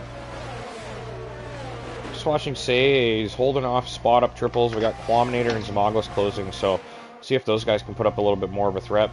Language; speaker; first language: English; native; English